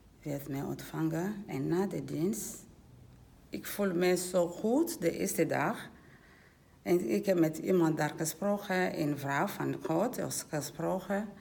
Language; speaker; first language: Dutch; non-native, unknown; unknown